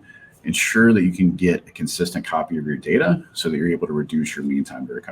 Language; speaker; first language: English; native; English